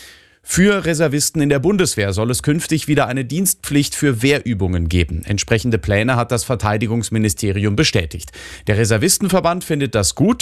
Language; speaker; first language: German; native; German